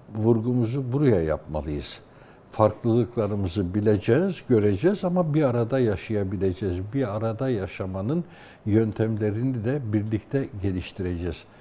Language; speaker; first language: Turkish; native; Turkish